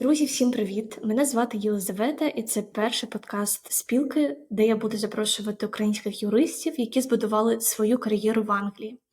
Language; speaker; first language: Ukrainian; native; Ukrainian